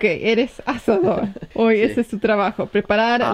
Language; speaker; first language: Spanish; native; Spanish